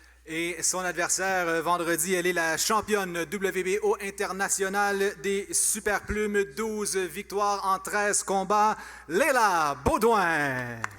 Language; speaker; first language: French; native; French